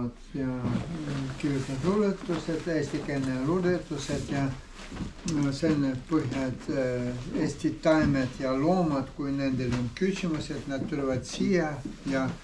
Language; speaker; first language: Estonian; non-native, learner; Ukrainian